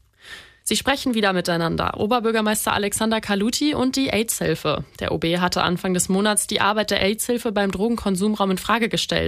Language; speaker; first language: German; native; German